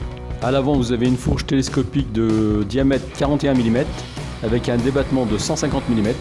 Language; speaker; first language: French; native; French